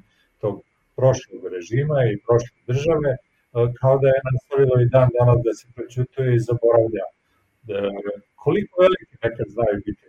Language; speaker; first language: Serbian; native; Serbian